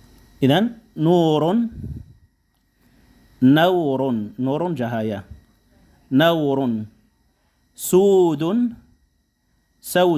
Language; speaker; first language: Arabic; non-native, fluent; Indonesian